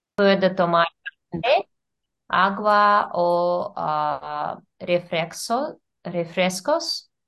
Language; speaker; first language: Spanish; non-native, fluent; Russian